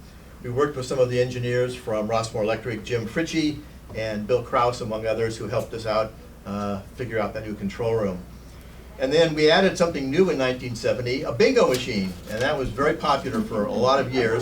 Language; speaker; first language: English; native; English